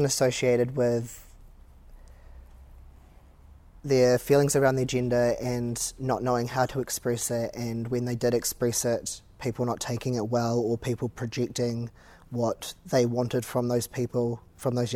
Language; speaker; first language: English; native; English